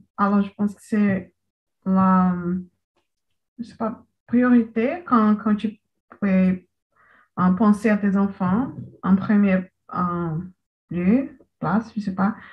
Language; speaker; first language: French; non-native, learner; Portuguese